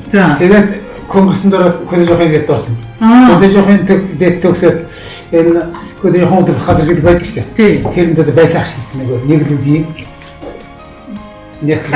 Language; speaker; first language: Mongolian; non-native, local second language; Kazakh